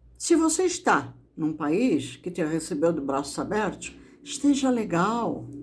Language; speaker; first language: Portuguese; native; Portuguese